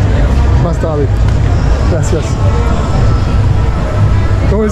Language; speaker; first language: Spanish; non-native, learner; French